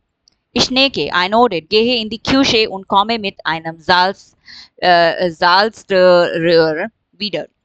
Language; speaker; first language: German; non-native, fluent; Hindi